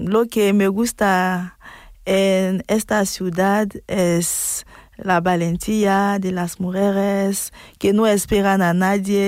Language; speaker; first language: Spanish; non-native, fluent; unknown